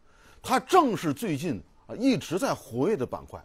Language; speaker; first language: Chinese; native; Chinese